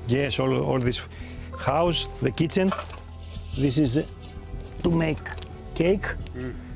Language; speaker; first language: English; non-native, learner; Greek